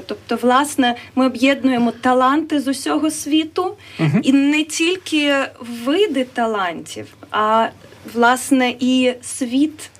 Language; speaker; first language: Ukrainian; native; Ukrainian